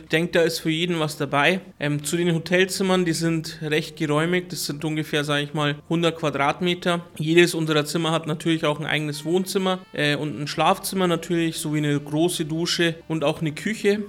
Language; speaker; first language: German; early bilingual, other home language; Turkish